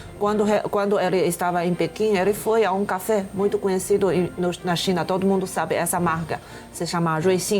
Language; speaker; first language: Portuguese; non-native, fluent; Chinese